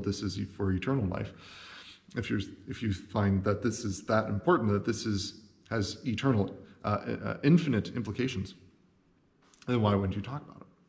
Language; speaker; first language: English; native; English